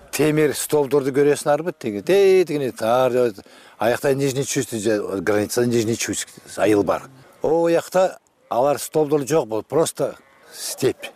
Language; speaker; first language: Kyrgyz; non-native, local second language; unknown